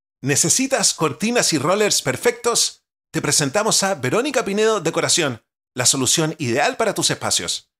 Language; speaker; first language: Spanish; native; Spanish